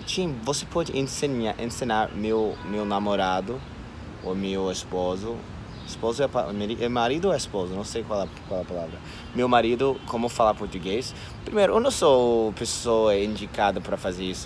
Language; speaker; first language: Portuguese; non-native, fluent; English